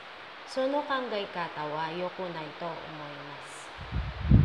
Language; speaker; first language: Japanese; non-native, learner; Filipino